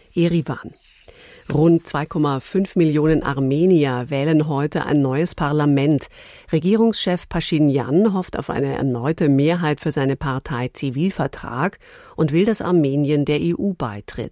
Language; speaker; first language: German; native; German